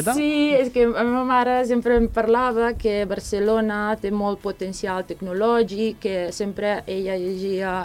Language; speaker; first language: Catalan; non-native, fluent; Serbian